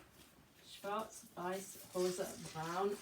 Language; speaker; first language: German; non-native, fluent; English